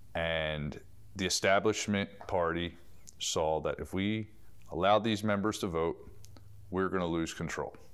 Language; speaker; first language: English; native; English